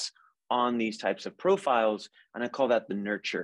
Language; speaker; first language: English; native; English